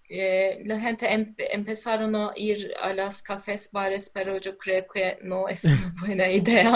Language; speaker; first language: Spanish; non-native, learner; Turkish